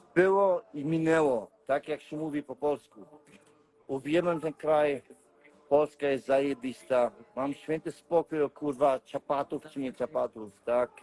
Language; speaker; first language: Polish; early bilingual, heritage; Polish